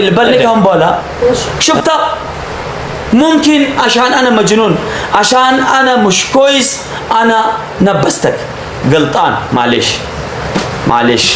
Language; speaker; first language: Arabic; non-native, learner; Amharic